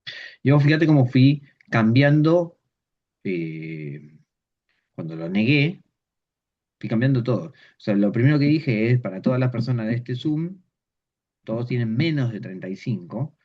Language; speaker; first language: Spanish; native; Spanish